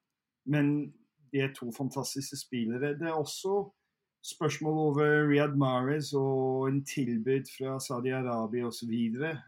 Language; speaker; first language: Norwegian; non-native, fluent; English